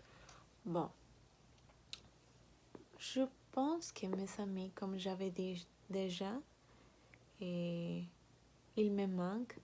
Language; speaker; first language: French; non-native, learner; Spanish